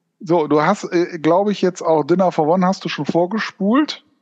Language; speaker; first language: German; native; German